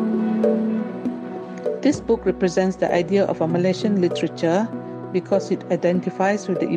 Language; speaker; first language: English; non-native, local second language; Iban